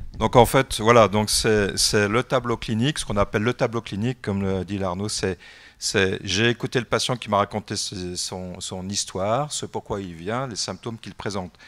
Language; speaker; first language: French; native; French